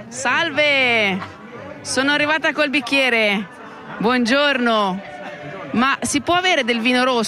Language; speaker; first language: Italian; native; Italian